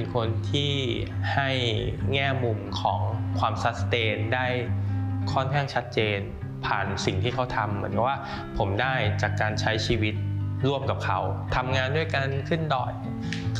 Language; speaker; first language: Thai; native; Thai